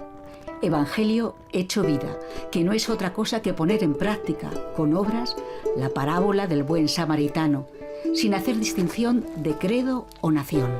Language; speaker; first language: Spanish; native; Spanish